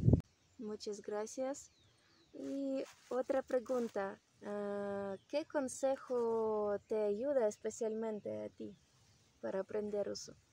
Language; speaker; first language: Spanish; non-native, learner; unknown